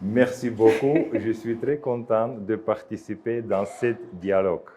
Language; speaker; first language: French; non-native, fluent; Russian